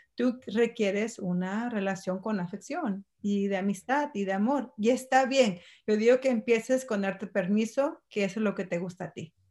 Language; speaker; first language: Spanish; early bilingual, heritage; Spanish